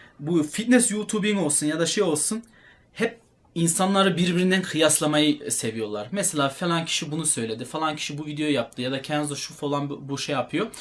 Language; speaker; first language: Turkish; early bilingual, heritage; Turkish